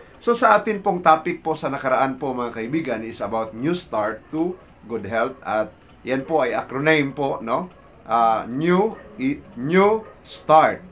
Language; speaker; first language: Filipino; non-native, local second language; Cebuano